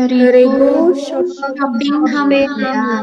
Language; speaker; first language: Korean; non-native, learner; Indonesian